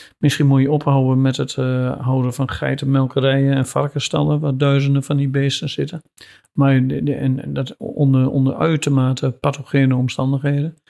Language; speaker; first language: Dutch; native; Dutch